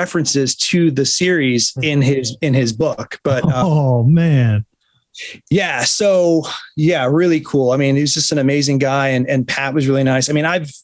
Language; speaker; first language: English; native; English